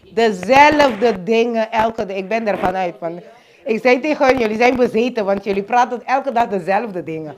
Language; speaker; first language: Dutch; non-native, local second language; Papiamento